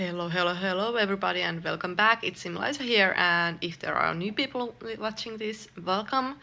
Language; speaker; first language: English; non-native, fluent; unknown